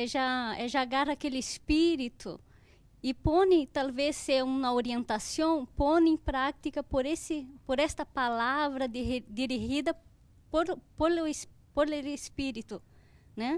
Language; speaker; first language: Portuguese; non-native, learner; Spanish